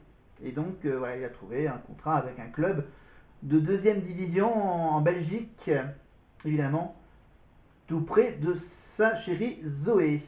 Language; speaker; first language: French; native; French